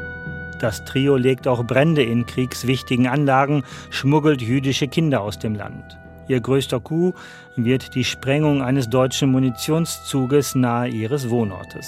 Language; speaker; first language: German; native; German